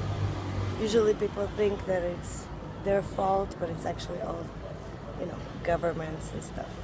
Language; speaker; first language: English; non-native, fluent; Hebrew